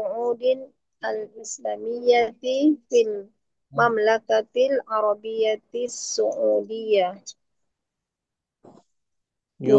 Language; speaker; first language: Arabic; non-native, learner; Indonesian